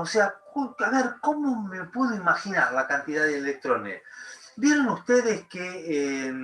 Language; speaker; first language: Spanish; native; Spanish